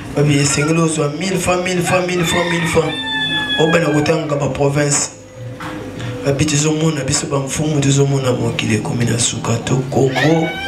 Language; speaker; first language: Lingala; non-native, local second language; Kongo